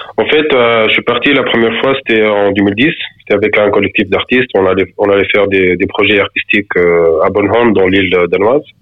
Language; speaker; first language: French; non-native, local second language; Arabic